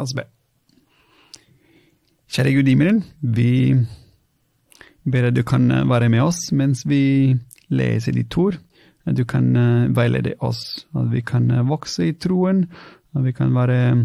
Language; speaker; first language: Norwegian; non-native, fluent; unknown